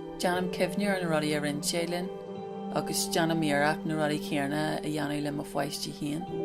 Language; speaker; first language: Irish; non-native, local second language; English